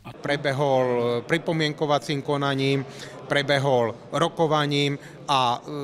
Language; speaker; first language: Slovak; native; Slovak